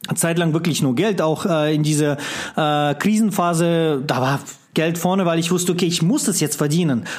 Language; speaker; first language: German; non-native, fluent; Russian